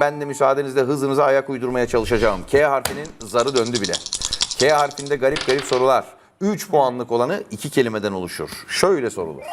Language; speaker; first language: Turkish; native; Turkish